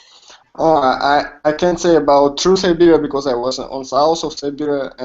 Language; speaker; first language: English; non-native, learner; Russian